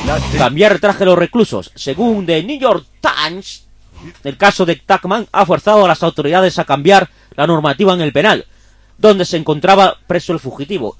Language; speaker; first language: Spanish; native; Spanish